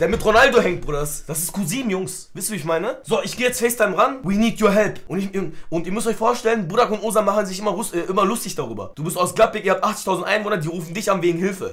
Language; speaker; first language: German; early bilingual, other home language; Turkish